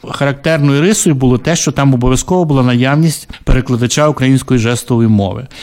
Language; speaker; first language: Ukrainian; native; Ukrainian